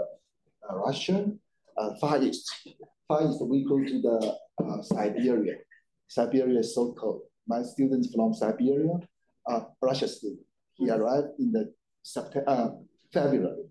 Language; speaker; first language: English; non-native, fluent; Chinese